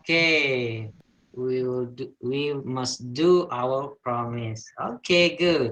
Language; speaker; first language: English; non-native, learner; Indonesian